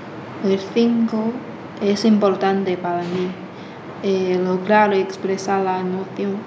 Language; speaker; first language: Spanish; non-native, fluent; Chinese